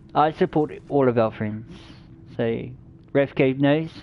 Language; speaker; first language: English; native; English